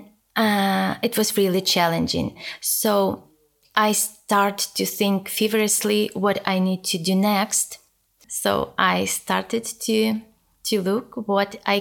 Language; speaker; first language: English; non-native, fluent; Ukrainian